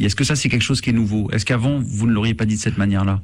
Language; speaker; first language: French; native; French